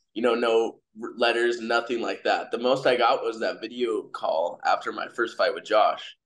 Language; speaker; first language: English; native; English